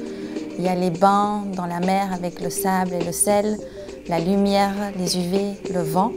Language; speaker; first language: French; native; French